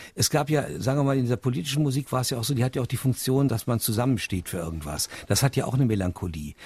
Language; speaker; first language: German; native; German